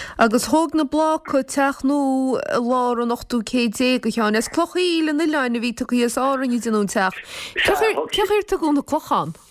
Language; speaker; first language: Irish; native; Irish